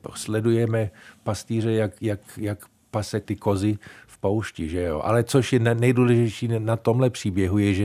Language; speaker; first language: Czech; early bilingual, heritage; Czech